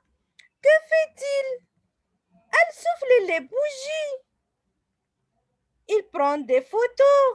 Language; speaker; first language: French; non-native, fluent; Arabic